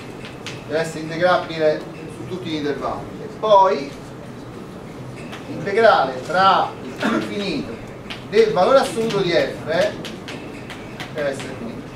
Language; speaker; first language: Italian; native; Italian